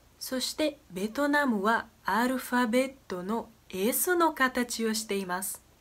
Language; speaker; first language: Japanese; non-native, fluent; Portuguese